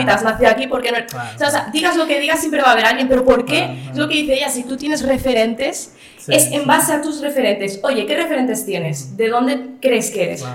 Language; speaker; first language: Spanish; early bilingual, other home language; Arabic